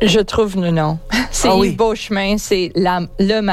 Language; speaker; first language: French; non-native, learner; English